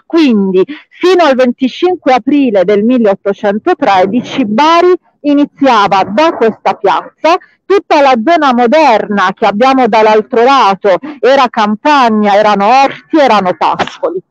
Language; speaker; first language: Italian; native; Italian